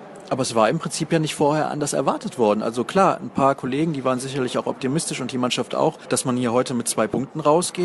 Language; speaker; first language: German; native; German